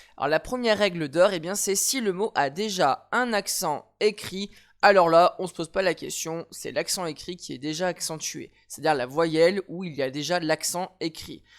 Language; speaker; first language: French; native; French